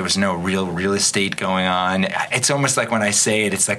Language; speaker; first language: English; native; English